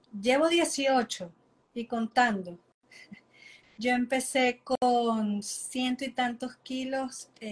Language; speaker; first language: Spanish; native; Spanish